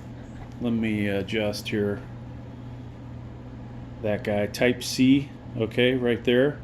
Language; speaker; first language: English; native; English